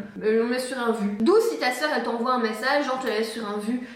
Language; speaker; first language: French; native; French